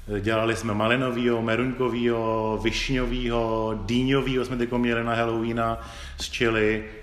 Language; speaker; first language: Czech; early bilingual, other home language; Greek